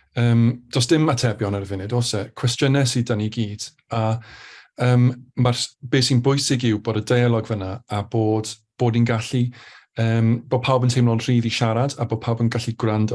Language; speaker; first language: Welsh; native; Welsh